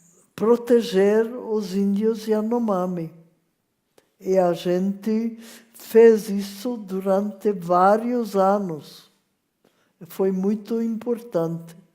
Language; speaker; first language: Portuguese; non-native, fluent; French